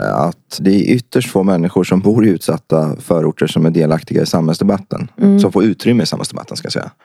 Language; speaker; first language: Swedish; early bilingual, other home language; Persian